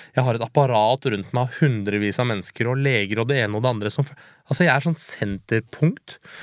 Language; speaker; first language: Norwegian; early bilingual, other home language; Persian